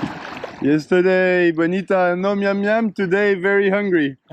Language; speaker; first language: English; non-native, learner; French